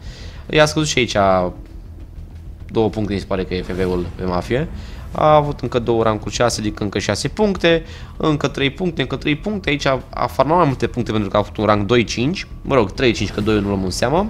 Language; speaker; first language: Romanian; native; Romanian